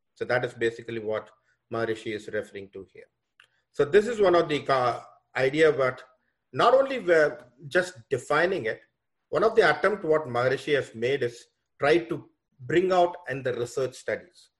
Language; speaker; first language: English; non-native, local second language; Tamil